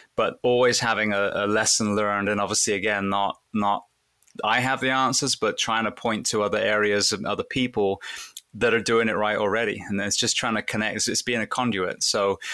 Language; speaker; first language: English; native; English